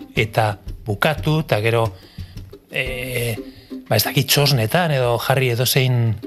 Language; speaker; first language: Basque; non-native, local second language; Spanish